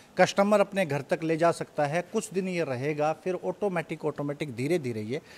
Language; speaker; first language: Hindi; native; Hindi